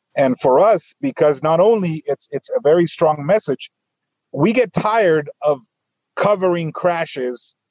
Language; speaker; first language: English; non-native, fluent; Spanish